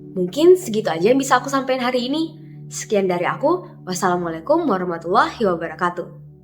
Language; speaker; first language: Indonesian; native; Indonesian